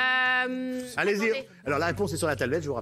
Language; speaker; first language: French; native; French